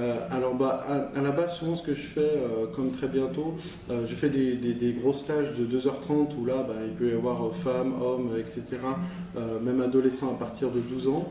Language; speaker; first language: French; native; French